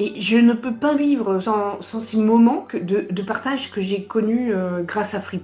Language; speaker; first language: French; native; French